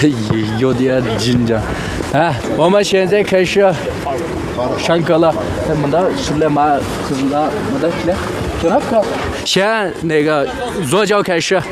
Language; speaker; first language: Chinese; non-native, local second language; Uyghur